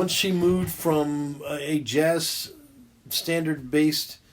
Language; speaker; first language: English; native; English